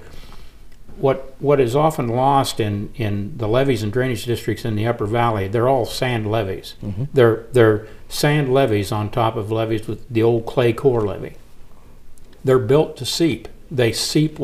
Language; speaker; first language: English; native; English